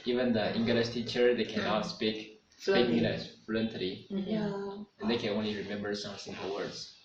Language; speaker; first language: English; non-native, learner; Chinese